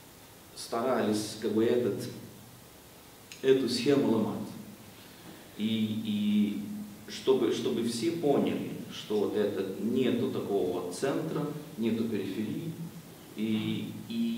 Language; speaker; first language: Russian; non-native, fluent; Swedish